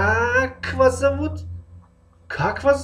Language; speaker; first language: Russian; non-native, fluent; Tajik